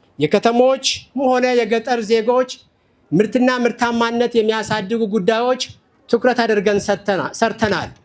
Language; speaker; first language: Amharic; non-native, local second language; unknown